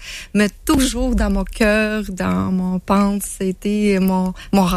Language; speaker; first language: French; non-native, learner; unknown